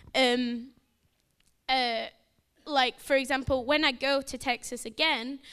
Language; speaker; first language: English; native; English